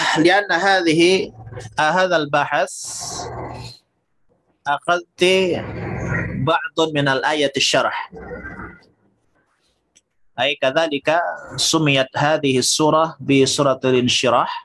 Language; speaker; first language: Arabic; non-native, fluent; Indonesian